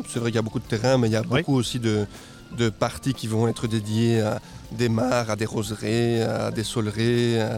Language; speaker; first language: French; non-native, fluent; Spanish